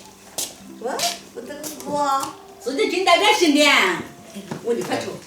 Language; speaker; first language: Chinese; native; Chinese